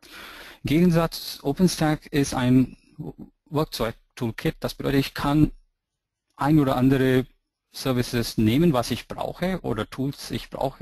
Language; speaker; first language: German; non-native, fluent; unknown